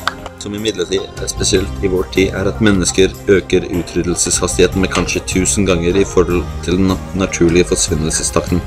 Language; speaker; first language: Norwegian; native; Norwegian